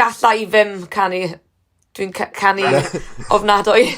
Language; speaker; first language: Welsh; non-native, learner; English